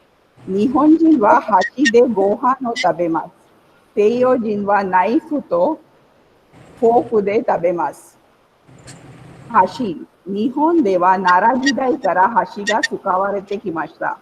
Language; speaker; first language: Japanese; non-native, fluent; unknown